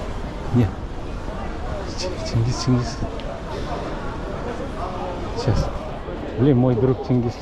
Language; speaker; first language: Russian; non-native, local second language; Kyrgyz